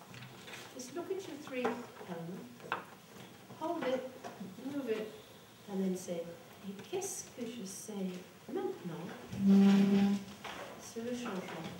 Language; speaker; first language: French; non-native, fluent; English